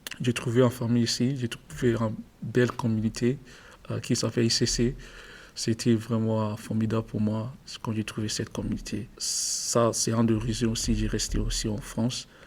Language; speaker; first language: French; non-native, learner; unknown